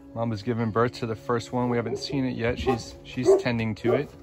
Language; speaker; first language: English; native; English